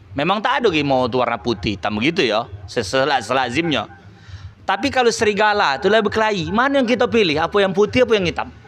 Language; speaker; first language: Malay; native; Malay